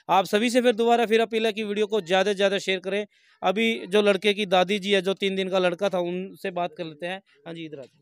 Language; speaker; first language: Hindi; native; Hindi